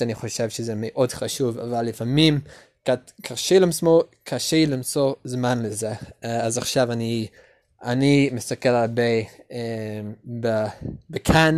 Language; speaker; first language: Hebrew; non-native, learner; English